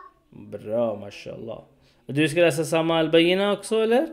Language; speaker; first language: Swedish; non-native, fluent; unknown